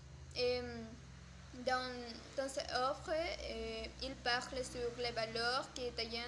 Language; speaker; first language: French; non-native, learner; Spanish